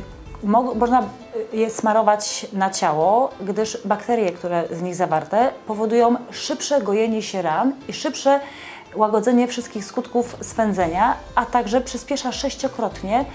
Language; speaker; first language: Polish; native; Polish